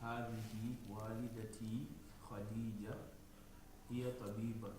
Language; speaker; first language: Arabic; non-native, learner; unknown